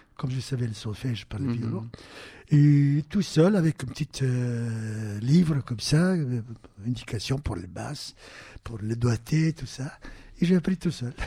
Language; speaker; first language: French; non-native, fluent; Bulgarian